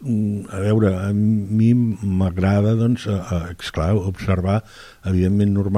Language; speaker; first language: Catalan; native; Catalan